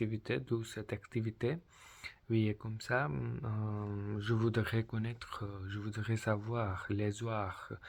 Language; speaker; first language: French; non-native, learner; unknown